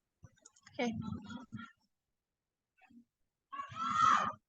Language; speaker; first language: English; non-native, learner; Indonesian